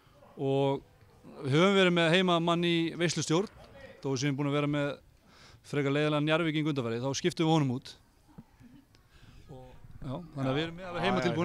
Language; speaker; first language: Icelandic; native; Icelandic